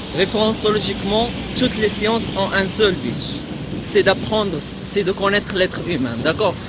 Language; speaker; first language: French; non-native, local second language; Arabic